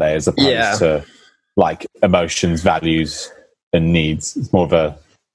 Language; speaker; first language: English; native; English